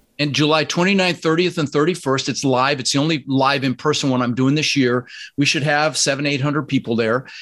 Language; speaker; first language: English; early bilingual, other home language; Dutch